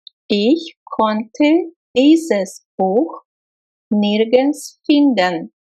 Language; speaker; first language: German; non-native, fluent; Russian